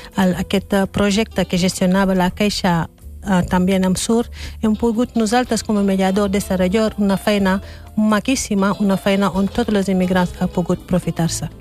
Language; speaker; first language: Catalan; non-native, learner; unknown